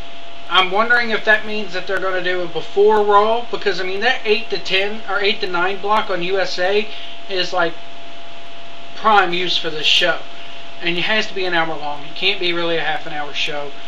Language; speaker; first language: English; native; English